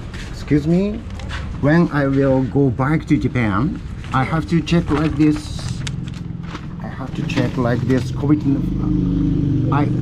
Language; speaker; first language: English; non-native, learner; Japanese